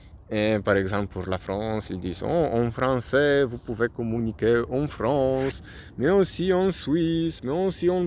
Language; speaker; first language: French; non-native, learner; Polish